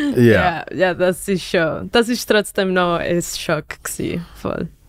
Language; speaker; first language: German; non-native, fluent; Spanish